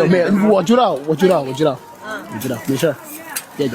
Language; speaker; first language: Chinese; non-native, fluent; English